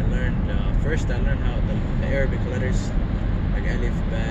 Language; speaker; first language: English; early bilingual, other home language; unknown